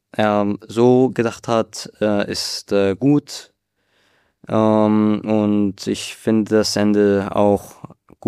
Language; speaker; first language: German; non-native, learner; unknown